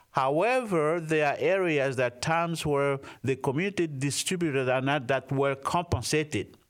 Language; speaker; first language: English; non-native, fluent; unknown